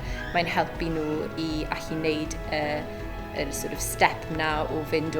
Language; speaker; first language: Welsh; native; Welsh